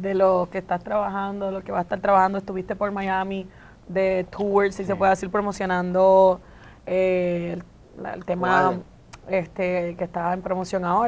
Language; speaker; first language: Spanish; native; Spanish